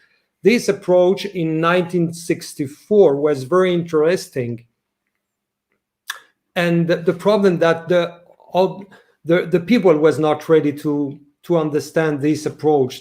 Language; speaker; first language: English; non-native, learner; French